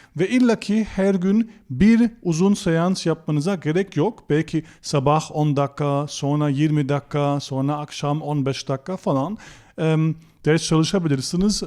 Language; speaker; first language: Turkish; non-native, fluent; German